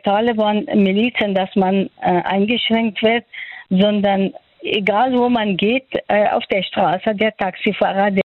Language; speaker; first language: German; non-native, fluent; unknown